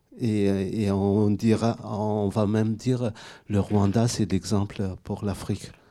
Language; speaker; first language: French; non-native, local second language; Malagasy